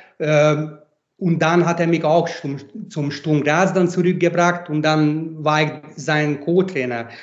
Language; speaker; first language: German; non-native, fluent; Hungarian